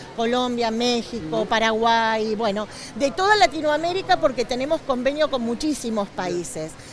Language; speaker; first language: Spanish; native; Spanish